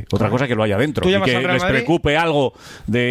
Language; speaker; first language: Spanish; native; Spanish